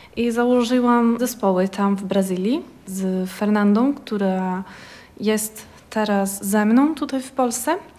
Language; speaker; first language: Polish; early bilingual, heritage; Polish